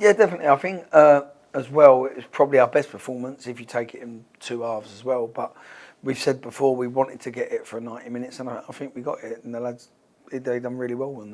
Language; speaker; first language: English; native; English